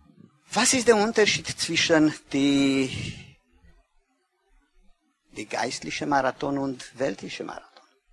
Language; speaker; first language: German; non-native, learner; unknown